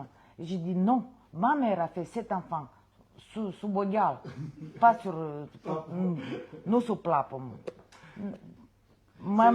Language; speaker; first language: French; non-native, fluent; Romanian